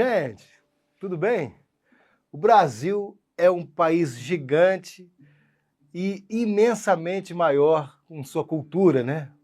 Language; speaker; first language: Portuguese; native; Portuguese